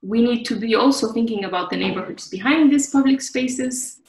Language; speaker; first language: English; non-native, local second language; Amharic